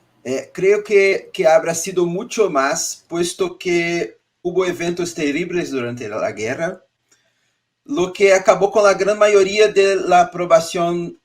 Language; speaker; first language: Spanish; non-native, learner; Portuguese